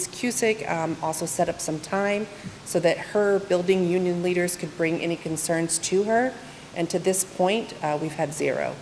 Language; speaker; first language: English; native; English